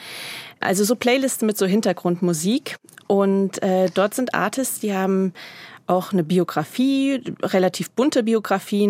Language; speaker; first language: German; native; German